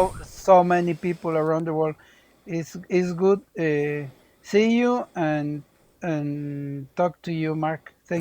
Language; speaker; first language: English; non-native, learner; Spanish